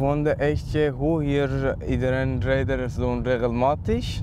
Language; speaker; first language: Dutch; non-native, learner; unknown